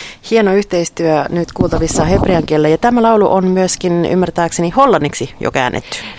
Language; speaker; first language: Finnish; native; Finnish